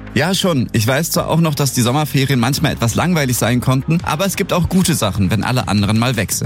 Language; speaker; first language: German; native; German